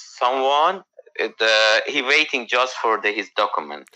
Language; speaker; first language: English; non-native, learner; Persian